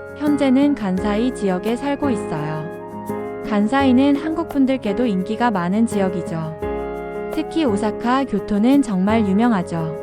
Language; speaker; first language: Korean; non-native, fluent; Japanese